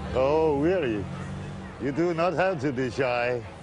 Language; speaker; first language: English; non-native, learner; Danish